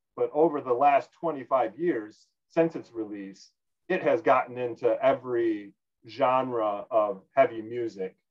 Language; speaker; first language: English; native; English